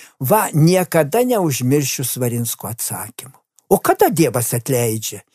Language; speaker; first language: Lithuanian; native; Lithuanian